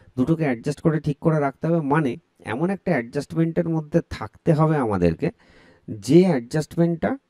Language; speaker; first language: Bangla; native; Bangla